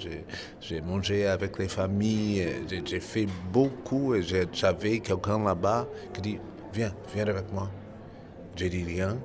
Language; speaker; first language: French; non-native, fluent; English